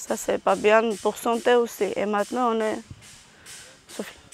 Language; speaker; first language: French; non-native, learner; Armenian